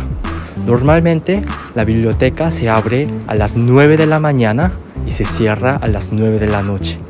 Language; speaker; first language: Spanish; non-native, learner; Korean